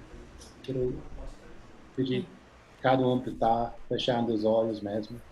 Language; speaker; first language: Portuguese; non-native, fluent; English